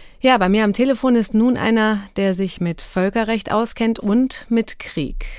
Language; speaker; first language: German; native; German